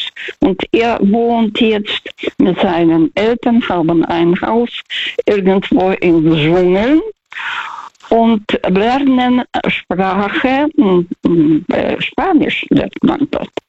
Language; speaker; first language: German; non-native, fluent; Russian